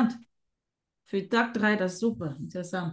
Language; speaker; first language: German; non-native, fluent; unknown